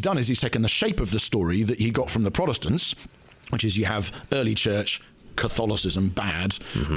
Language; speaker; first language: English; non-native, fluent; Chinese